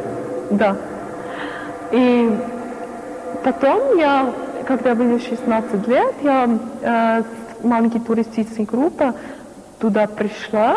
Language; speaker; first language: Russian; non-native, learner; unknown